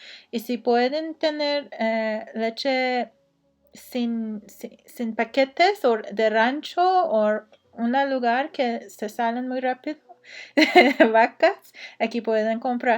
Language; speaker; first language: Spanish; non-native, learner; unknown